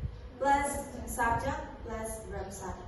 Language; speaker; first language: English; non-native, learner; Indonesian